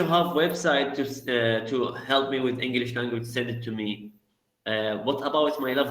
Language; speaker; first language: English; non-native, learner; Arabic